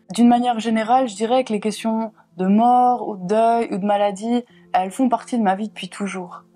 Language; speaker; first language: French; native; French